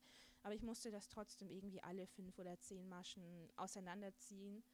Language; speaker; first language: German; native; German